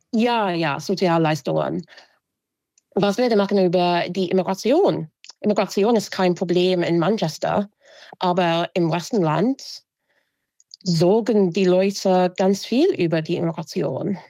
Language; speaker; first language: German; non-native, fluent; English